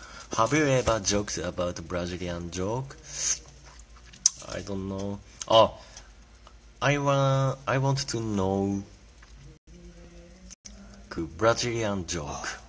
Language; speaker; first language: English; non-native, learner; Japanese